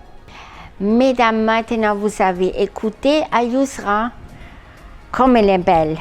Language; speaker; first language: French; non-native, learner; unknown